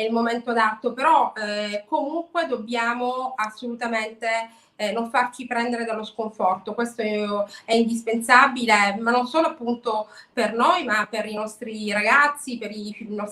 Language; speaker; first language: Italian; native; Italian